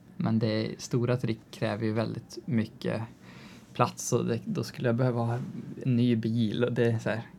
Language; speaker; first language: Swedish; native; Swedish